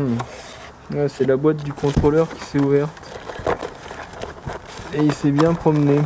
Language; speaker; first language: French; native; French